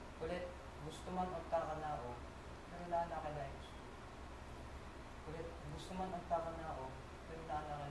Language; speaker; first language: Cebuano; non-native, learner; Filipino